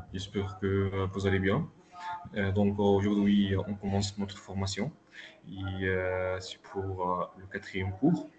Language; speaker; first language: French; non-native, local second language; Arabic